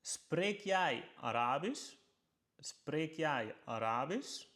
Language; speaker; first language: Dutch; non-native, fluent; Arabic